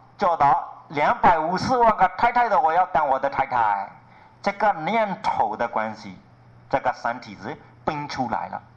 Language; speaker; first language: Chinese; non-native, fluent; Burmese